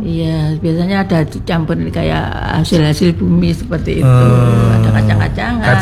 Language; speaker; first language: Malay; non-native, local second language; Javanese